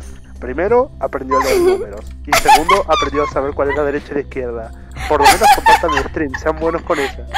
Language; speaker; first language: Spanish; native; Spanish